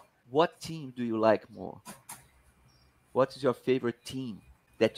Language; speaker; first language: English; non-native, fluent; Portuguese